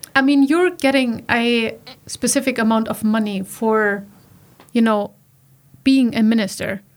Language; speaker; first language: English; non-native, fluent; German